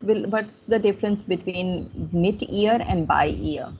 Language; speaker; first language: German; non-native, fluent; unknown